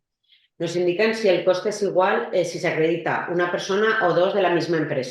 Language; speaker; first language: Spanish; native; Spanish